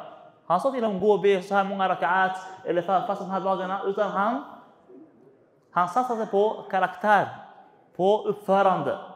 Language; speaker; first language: Swedish; non-native, fluent; Arabic